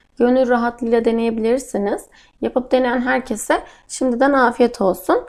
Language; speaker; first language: Turkish; native; Turkish